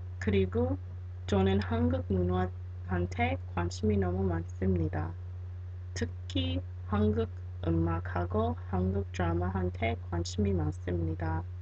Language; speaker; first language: Korean; non-native, learner; English